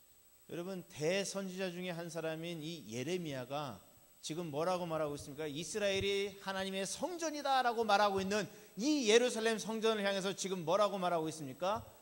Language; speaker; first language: Korean; native; Korean